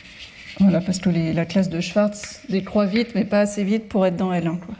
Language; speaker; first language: French; native; French